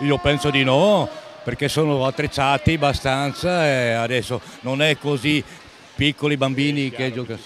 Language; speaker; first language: Italian; non-native, learner; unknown